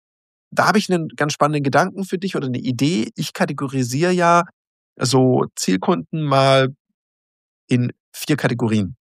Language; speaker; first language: German; native; German